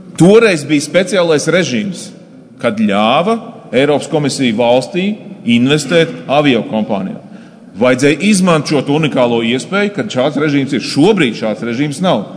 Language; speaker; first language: Latvian; native; Latvian